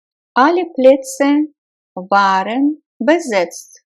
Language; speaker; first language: German; non-native, fluent; Russian